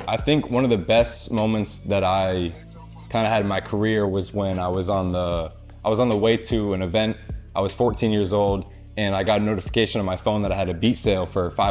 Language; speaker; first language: English; native; English